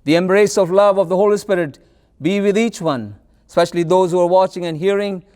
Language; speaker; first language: English; non-native, local second language; Malayalam